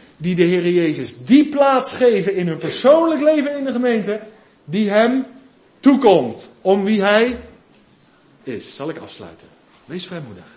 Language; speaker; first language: Dutch; native; Dutch